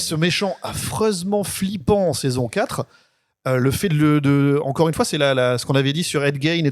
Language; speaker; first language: French; native; French